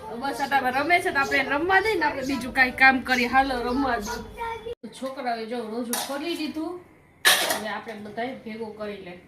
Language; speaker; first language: Gujarati; non-native, local second language; Kachhi